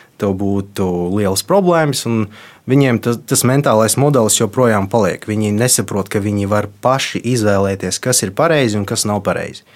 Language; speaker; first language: Latvian; non-native, local second language; Russian